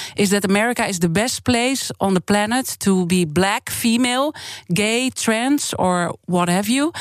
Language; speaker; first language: English; non-native, fluent; Dutch